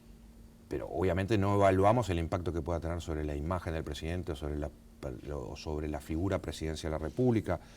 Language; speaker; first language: Spanish; native; Spanish